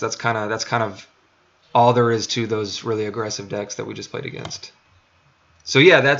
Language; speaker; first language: English; native; English